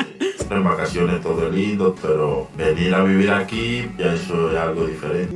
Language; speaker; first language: Spanish; native; Spanish